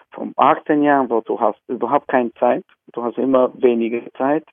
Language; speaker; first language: German; non-native, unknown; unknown